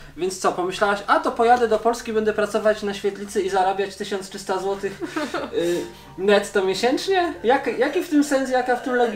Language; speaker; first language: Polish; native; Polish